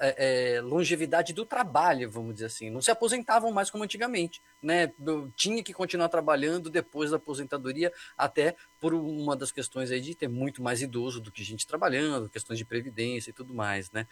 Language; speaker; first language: Portuguese; native; Portuguese